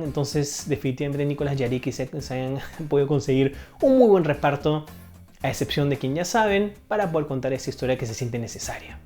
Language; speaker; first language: Spanish; native; Spanish